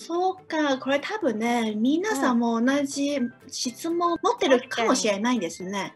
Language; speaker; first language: Japanese; non-native, fluent; Cantonese